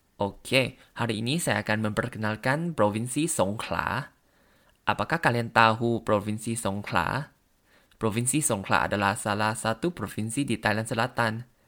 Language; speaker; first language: Indonesian; non-native, learner; Thai